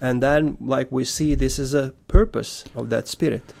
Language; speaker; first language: English; non-native, fluent; Latvian